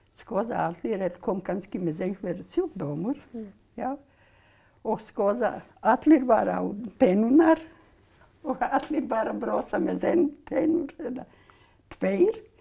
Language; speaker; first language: Icelandic; non-native, learner; Serbian